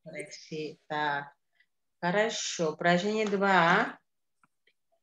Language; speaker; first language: Russian; non-native, fluent; Indonesian